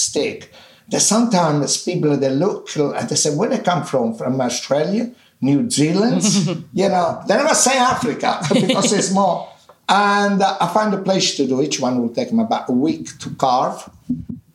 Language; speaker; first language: English; non-native, fluent; Italian